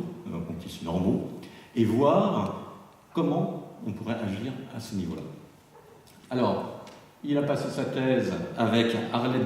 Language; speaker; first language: French; native; French